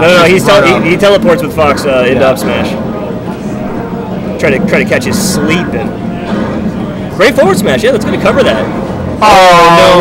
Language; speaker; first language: English; native; English